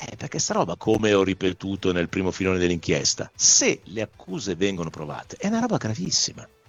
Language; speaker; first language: Italian; native; Italian